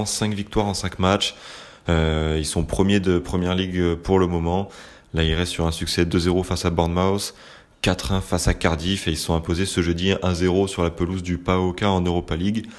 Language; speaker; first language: French; native; French